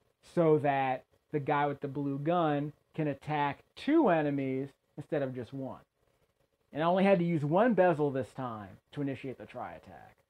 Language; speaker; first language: English; native; English